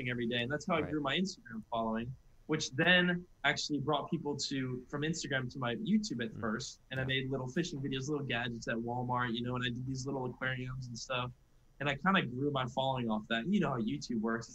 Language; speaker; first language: English; native; English